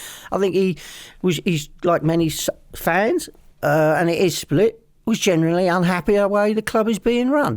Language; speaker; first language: English; native; English